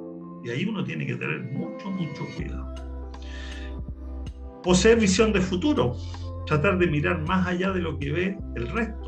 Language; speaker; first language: Spanish; native; Spanish